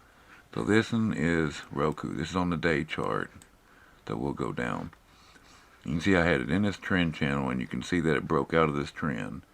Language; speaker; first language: English; native; English